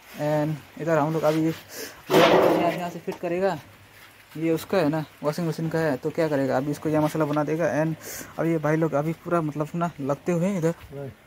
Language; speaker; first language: Hindi; non-native, local second language; Nepali